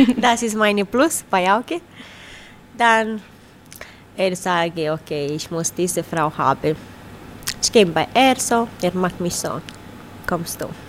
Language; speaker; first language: German; non-native, learner; Romanian